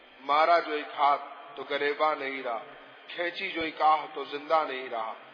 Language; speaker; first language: Urdu; non-native, local second language; Pashto